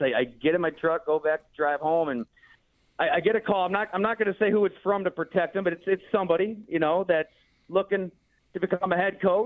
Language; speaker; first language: English; native; English